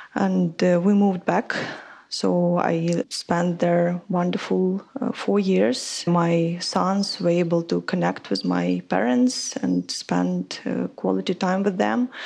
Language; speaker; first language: English; non-native, fluent; Ukrainian